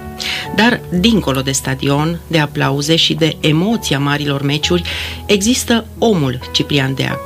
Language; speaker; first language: Romanian; native; Romanian